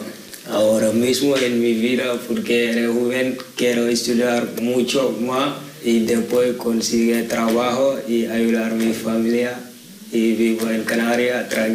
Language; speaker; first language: Spanish; non-native, learner; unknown